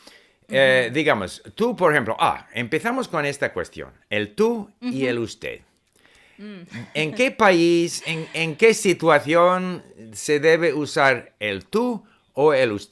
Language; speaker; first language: Spanish; non-native, fluent; English